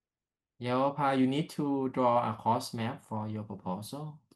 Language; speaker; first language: English; non-native, learner; Thai